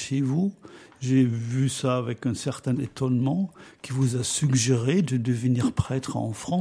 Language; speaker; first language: French; non-native, fluent; German